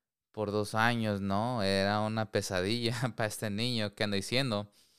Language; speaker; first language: Spanish; early bilingual, heritage; Spanish